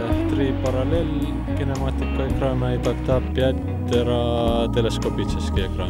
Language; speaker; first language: Russian; non-native, fluent; Estonian